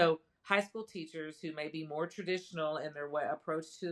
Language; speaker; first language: English; native; English